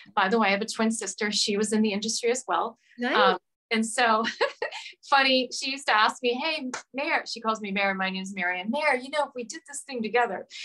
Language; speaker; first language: English; native; English